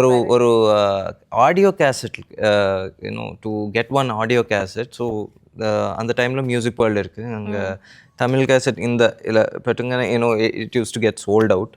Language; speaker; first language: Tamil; non-native, learner; Telugu